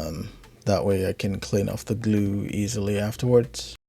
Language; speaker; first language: English; native; English